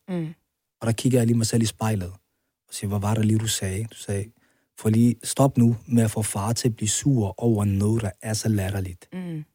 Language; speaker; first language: Danish; early bilingual, other home language; Arabic